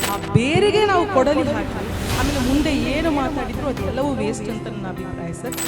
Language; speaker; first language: Kannada; non-native, local second language; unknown